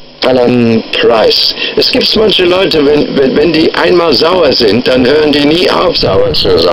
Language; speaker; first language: German; non-native, fluent; English